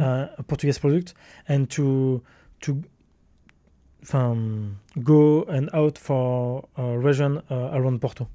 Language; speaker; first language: English; non-native, learner; French